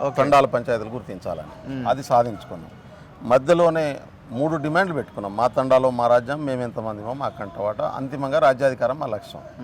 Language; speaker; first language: Telugu; non-native, local second language; Lambadi